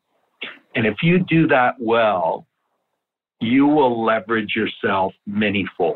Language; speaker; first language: English; early bilingual, other home language; Italian